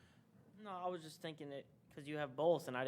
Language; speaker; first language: English; native; English